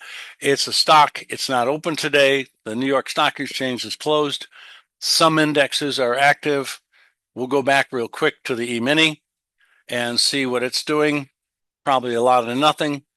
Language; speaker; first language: English; native; English